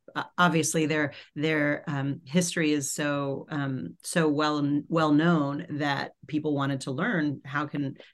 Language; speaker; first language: English; native; English